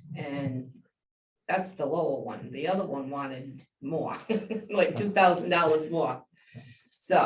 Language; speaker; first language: English; native; English